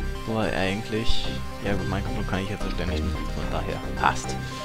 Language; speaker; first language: German; native; German